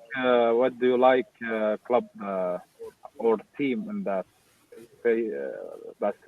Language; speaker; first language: English; non-native, learner; Arabic